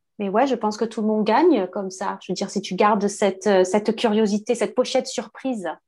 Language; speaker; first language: French; native; French